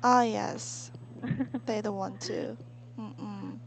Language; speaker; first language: English; non-native, learner; Korean